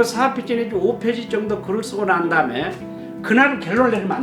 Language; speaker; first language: Korean; native; Korean